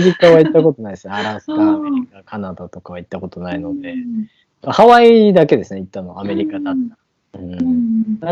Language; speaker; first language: Japanese; native; Japanese